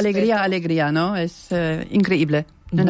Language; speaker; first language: Spanish; non-native, fluent; German